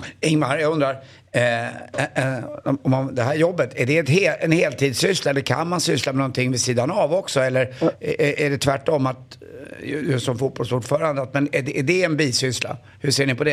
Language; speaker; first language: Swedish; native; Swedish